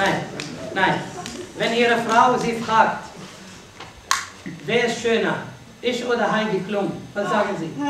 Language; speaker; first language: German; non-native, fluent; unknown